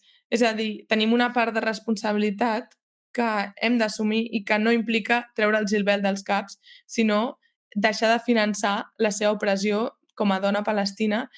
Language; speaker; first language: Catalan; native; Catalan